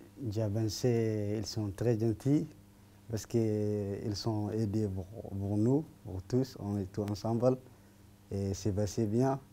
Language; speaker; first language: French; non-native, learner; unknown